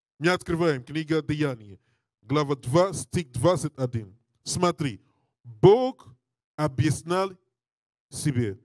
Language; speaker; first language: Russian; non-native, learner; English